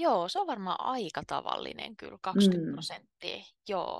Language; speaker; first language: Finnish; native; Finnish